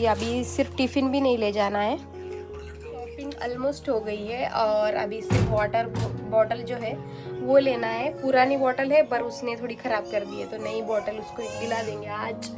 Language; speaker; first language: Hindi; native; Hindi